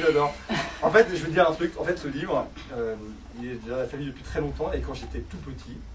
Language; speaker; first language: French; native; French